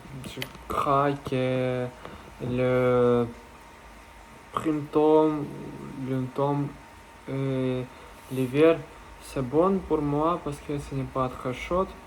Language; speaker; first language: French; non-native, learner; Russian